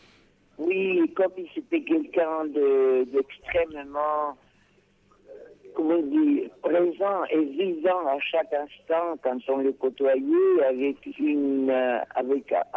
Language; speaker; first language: French; non-native, fluent; Spanish